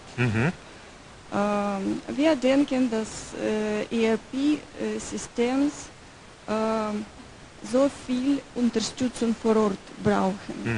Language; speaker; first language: German; non-native, learner; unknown